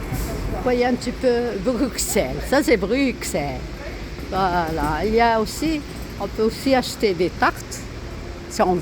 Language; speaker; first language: French; non-native, local second language; Arabic